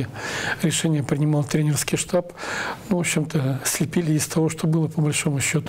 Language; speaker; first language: Russian; native; Russian